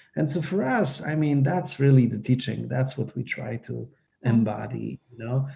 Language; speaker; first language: English; non-native, fluent; Polish